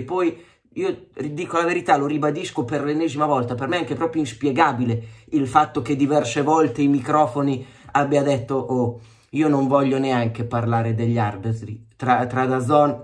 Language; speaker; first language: Italian; native; Italian